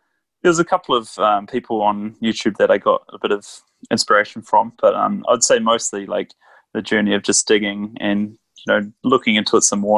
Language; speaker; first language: English; native; English